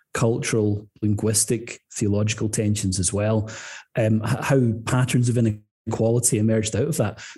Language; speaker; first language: English; native; English